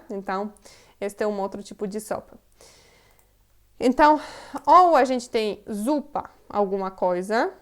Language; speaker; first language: Portuguese; non-native, fluent; Polish